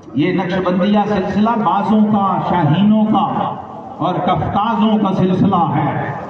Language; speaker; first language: Urdu; non-native, local second language; Punjabi